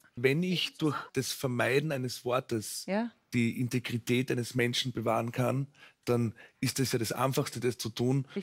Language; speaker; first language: German; native; German